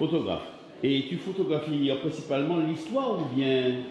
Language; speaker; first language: French; native; French